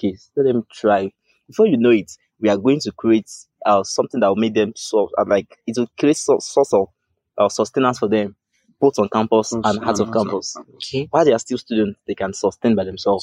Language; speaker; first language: English; non-native, local second language; Yoruba